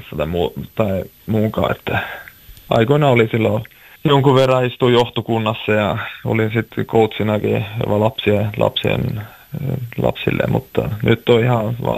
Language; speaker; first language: Finnish; native; Finnish